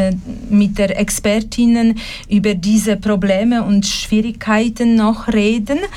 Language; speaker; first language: German; non-native, fluent; Polish